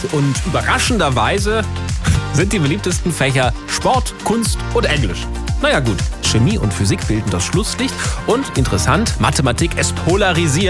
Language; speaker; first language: German; native; German